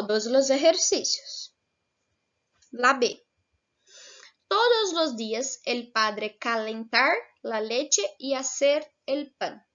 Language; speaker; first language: Spanish; non-native, fluent; Portuguese